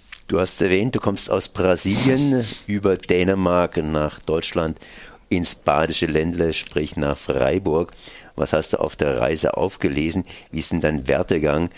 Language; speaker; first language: German; native; German